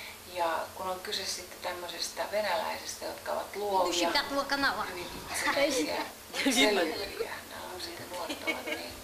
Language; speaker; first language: Finnish; native; Finnish